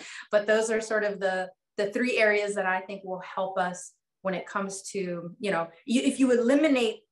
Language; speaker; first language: English; native; English